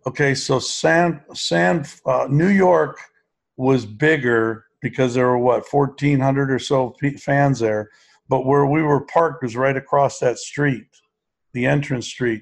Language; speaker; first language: English; native; English